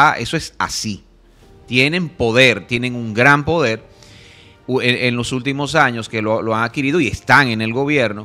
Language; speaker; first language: Spanish; native; Spanish